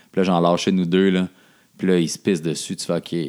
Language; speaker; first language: French; native; French